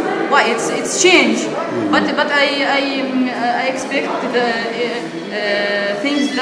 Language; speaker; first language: English; non-native, learner; Arabic